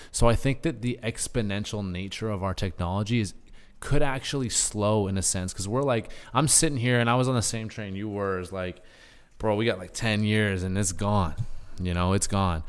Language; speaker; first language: English; native; English